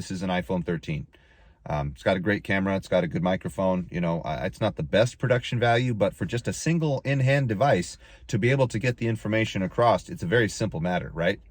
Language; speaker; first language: English; native; English